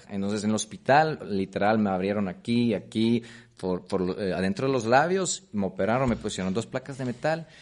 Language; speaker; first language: Spanish; non-native, fluent; Polish